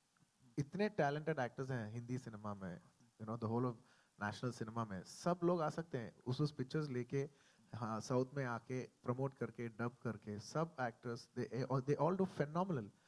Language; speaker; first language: Hindi; non-native, local second language; Telugu